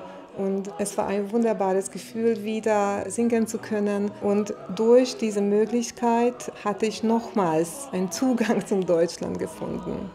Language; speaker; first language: German; non-native, fluent; Hungarian